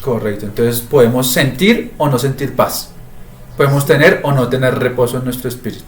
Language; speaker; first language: Spanish; native; Spanish